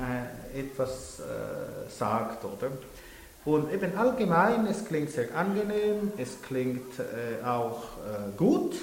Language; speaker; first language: German; non-native, local second language; French